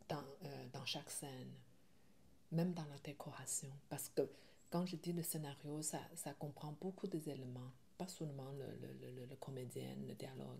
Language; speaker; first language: French; non-native, learner; Chinese